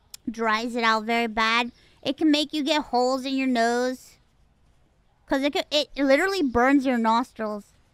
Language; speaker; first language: English; early bilingual, other home language; Spanish